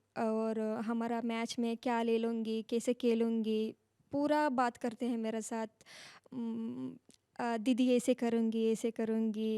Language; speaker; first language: Hindi; non-native, local second language; Kannada